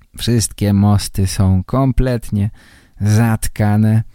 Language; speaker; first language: Polish; native; Polish